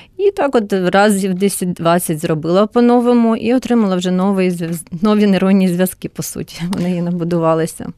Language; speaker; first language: Ukrainian; non-native, local second language; Russian